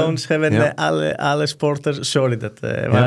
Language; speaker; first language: Dutch; non-native, fluent; Greek